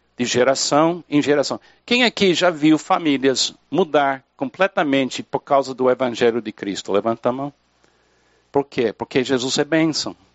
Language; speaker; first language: Portuguese; non-native, fluent; English